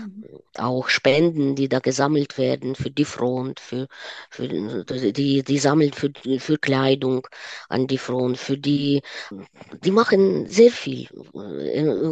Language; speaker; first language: German; non-native, fluent; Ukrainian